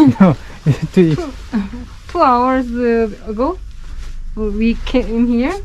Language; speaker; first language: English; non-native, learner; Korean